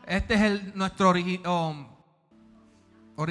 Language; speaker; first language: Spanish; early bilingual, heritage; Spanish